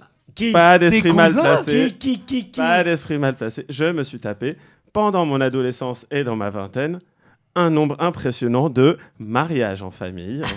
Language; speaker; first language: French; native; French